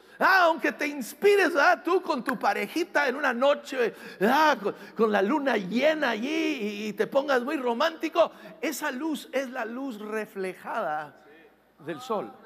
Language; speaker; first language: Spanish; non-native, fluent; English